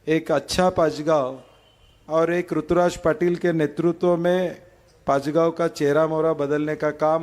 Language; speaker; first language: Hindi; non-native, local second language; Marathi